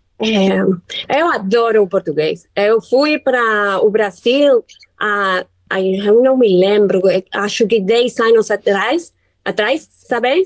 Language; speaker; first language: Portuguese; non-native, learner; Spanish